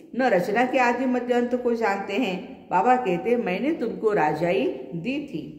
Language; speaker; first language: Hindi; non-native, local second language; Marathi